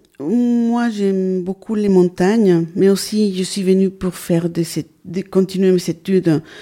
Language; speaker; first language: French; non-native, fluent; Spanish